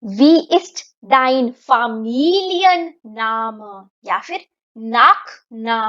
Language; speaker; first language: German; non-native, fluent; Hindi